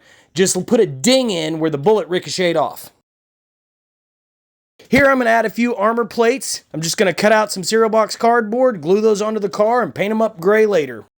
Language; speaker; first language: English; native; English